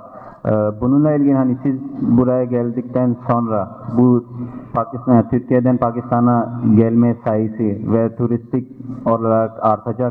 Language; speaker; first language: Turkish; non-native, fluent; Urdu